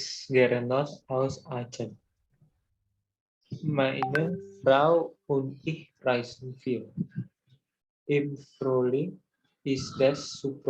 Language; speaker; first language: German; non-native, learner; Indonesian